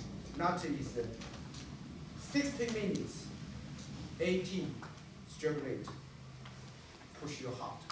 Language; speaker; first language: English; non-native, learner; Chinese